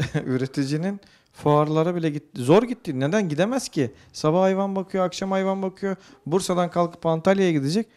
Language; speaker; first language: Turkish; native; Turkish